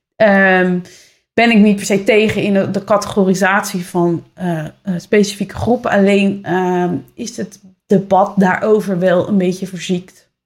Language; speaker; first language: Dutch; native; Dutch